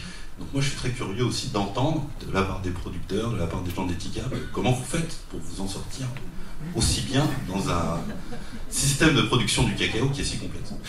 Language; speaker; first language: French; native; French